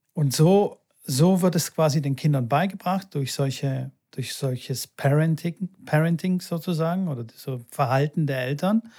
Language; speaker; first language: German; early bilingual, other home language; Bulgarian